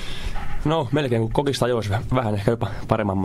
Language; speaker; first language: Finnish; native; Finnish